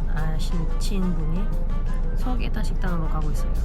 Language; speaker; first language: Korean; non-native, fluent; Ukrainian